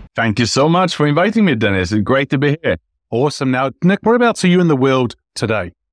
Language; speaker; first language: English; non-native, fluent; Swedish